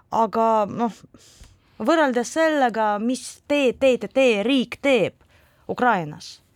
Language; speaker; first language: Estonian; non-native, local second language; Russian